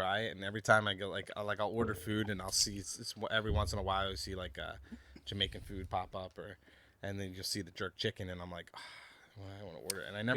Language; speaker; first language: English; native; English